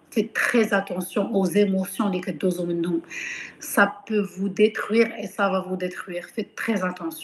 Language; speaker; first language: French; non-native, local second language; Arabic